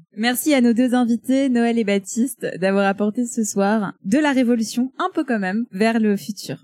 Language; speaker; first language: French; native; French